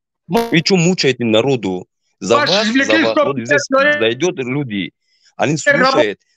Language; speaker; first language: Russian; non-native, local second language; Tajik